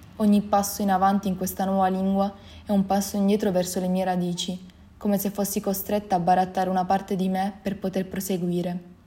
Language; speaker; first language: Italian; early bilingual, other home language; Albanian